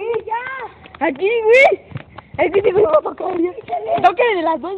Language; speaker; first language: Spanish; native; Spanish